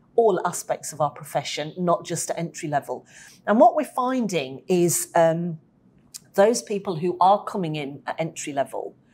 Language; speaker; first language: English; native; English